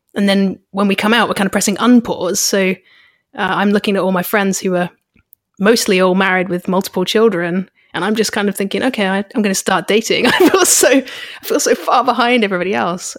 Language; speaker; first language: English; native; English